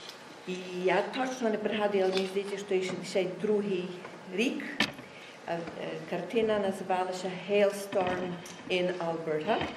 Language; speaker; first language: Ukrainian; early bilingual, heritage; Ukrainian